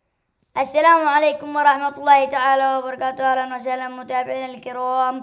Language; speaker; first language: Arabic; native; Arabic